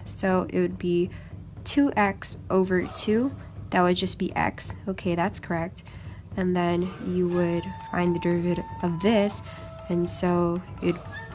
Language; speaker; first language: English; native; English